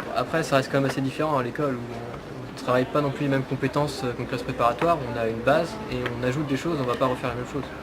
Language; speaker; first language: French; native; French